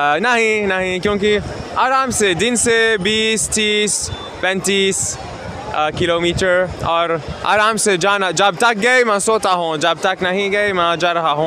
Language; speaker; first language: Hindi; non-native, learner; German